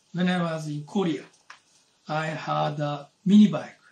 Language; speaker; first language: English; non-native, learner; Japanese